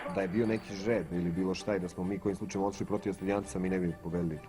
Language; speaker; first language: Bosnian; native; Bosnian